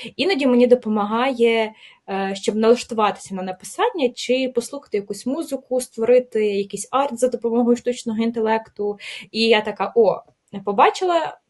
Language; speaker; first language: Ukrainian; native; Ukrainian